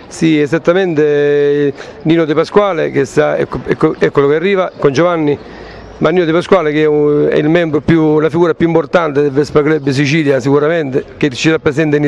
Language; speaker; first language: Italian; native; Italian